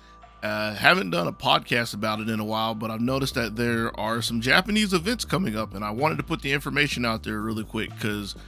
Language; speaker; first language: English; native; English